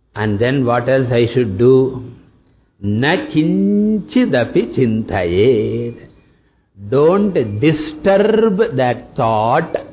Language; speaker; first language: English; non-native, local second language; Tamil